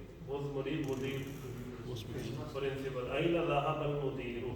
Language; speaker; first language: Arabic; non-native, learner; Urdu